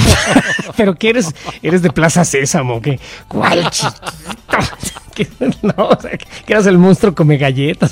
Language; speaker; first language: Spanish; native; Spanish